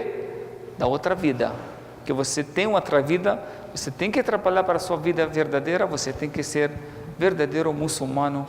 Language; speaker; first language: Portuguese; non-native, fluent; Arabic